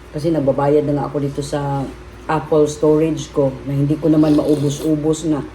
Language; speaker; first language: Filipino; native; Filipino